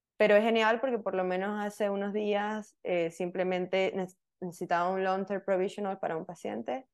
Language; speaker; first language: Spanish; native; Spanish